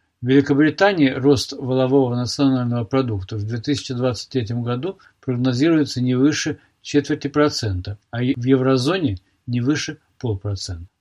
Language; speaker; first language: Russian; native; Russian